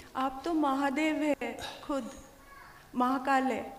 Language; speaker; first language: Hindi; non-native, local second language; Odia